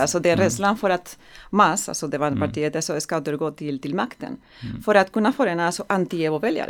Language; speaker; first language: Swedish; non-native, learner; Spanish